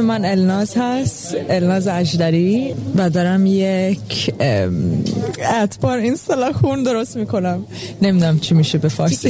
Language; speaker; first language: Persian; early bilingual, heritage; Persian